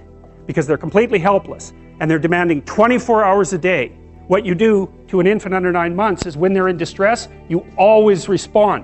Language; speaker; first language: English; native; English